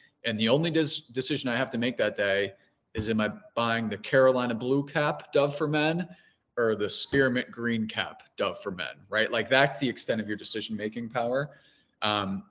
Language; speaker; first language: English; native; English